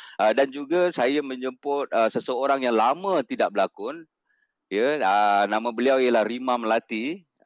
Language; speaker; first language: Malay; native; Malay